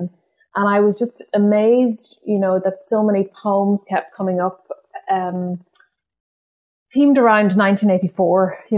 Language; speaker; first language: English; non-native, local second language; Irish